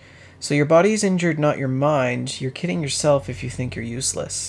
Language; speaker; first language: English; native; English